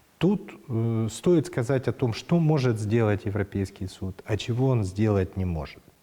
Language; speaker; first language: Russian; native; Russian